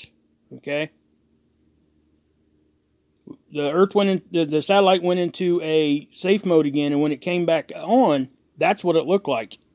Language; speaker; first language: English; native; English